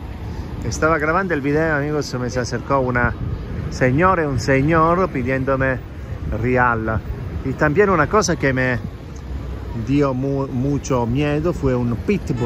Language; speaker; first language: Spanish; non-native, fluent; Italian